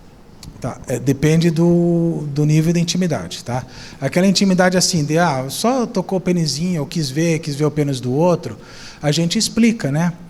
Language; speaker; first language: Portuguese; native; Portuguese